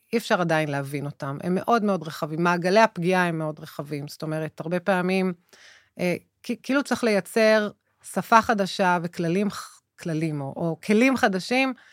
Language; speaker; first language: Hebrew; native; Hebrew